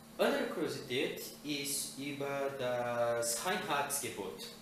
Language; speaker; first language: German; non-native, fluent; Portuguese